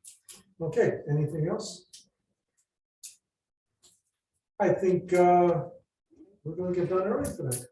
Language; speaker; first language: English; native; English